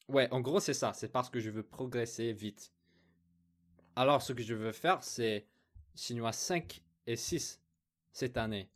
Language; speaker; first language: French; non-native, fluent; English